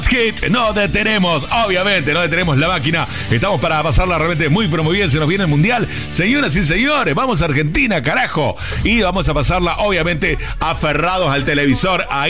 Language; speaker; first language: Spanish; native; Spanish